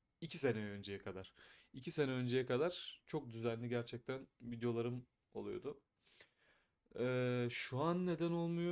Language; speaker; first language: Turkish; native; Turkish